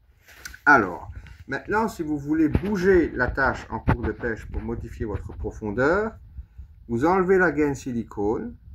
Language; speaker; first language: French; native; French